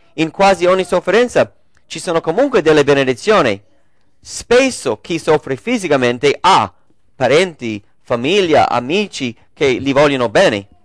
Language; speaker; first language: Italian; non-native, fluent; English